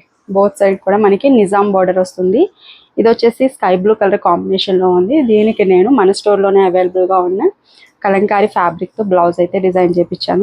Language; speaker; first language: Telugu; native; Telugu